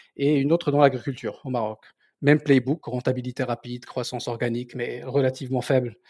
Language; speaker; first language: French; non-native, local second language; Berber languages